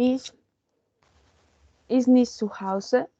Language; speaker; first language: German; non-native, fluent; Spanish